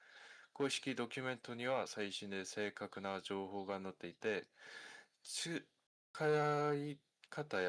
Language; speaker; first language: Japanese; non-native, fluent; Korean